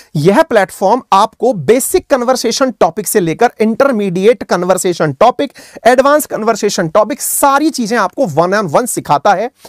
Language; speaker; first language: Hindi; native; Hindi